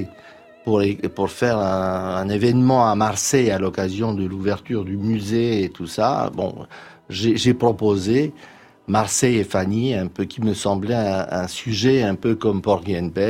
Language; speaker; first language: French; non-native, fluent; Romanian